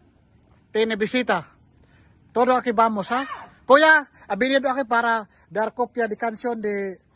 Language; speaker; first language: Spanish; non-native, learner; Filipino